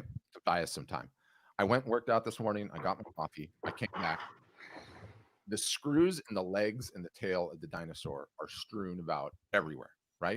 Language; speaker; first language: English; native; English